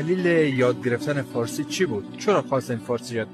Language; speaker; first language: Persian; native; Persian